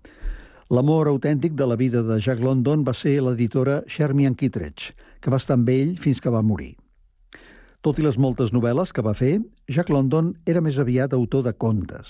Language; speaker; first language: Catalan; native; Catalan